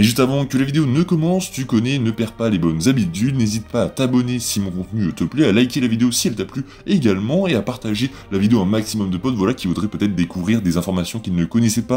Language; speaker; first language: French; native; French